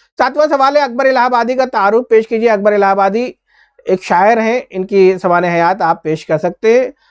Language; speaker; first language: Urdu; native; Urdu